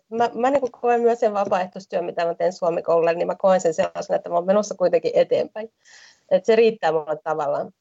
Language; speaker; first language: Finnish; native; Finnish